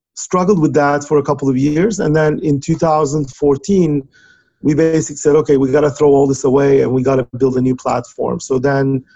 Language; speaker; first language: English; non-native, fluent; Turkish